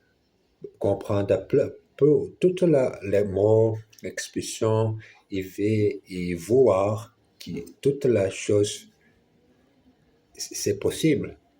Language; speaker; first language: French; non-native, learner; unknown